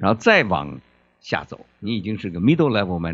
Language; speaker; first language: Chinese; native; Chinese